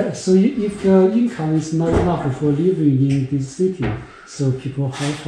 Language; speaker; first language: English; non-native, learner; Chinese